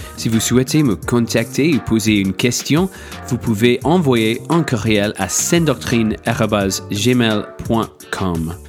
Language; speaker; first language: French; non-native, fluent; English